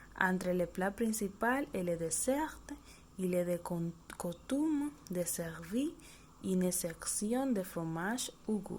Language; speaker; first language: French; non-native, learner; Spanish